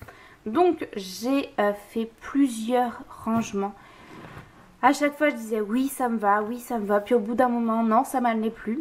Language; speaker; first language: French; native; French